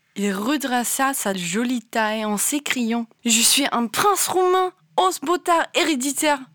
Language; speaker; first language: French; non-native, fluent; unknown